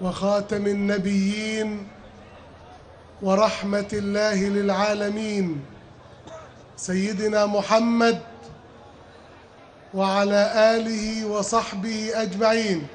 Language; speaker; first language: Arabic; native; Arabic